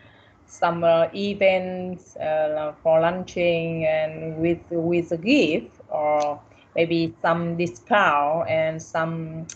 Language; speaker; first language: English; non-native, learner; Vietnamese